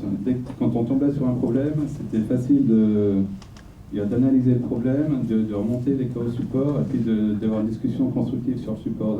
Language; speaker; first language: French; native; French